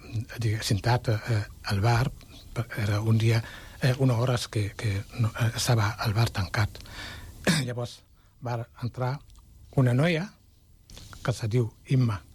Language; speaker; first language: Catalan; non-native, fluent; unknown